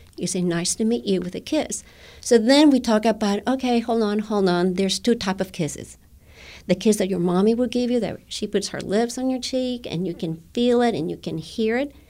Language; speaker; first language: English; non-native, fluent; Spanish